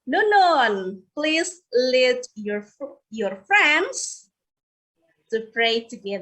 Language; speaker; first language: English; non-native, learner; Indonesian